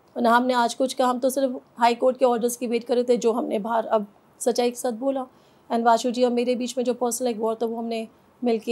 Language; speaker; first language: Hindi; native; Hindi